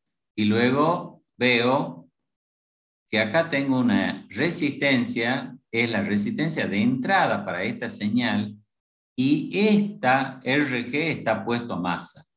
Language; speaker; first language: Spanish; native; Spanish